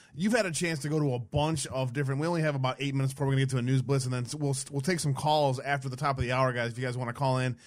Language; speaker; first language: English; native; English